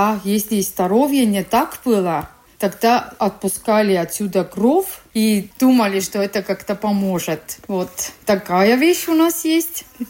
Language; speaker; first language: Russian; non-native, learner; Estonian